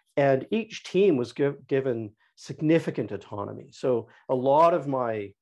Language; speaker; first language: English; native; English